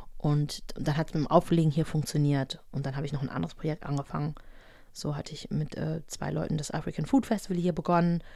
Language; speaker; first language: German; native; German